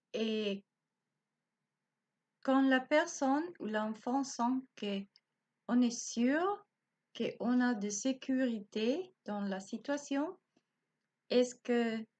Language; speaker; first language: French; non-native, learner; Spanish